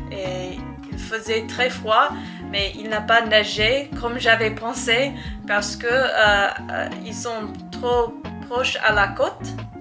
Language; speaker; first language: French; non-native, fluent; English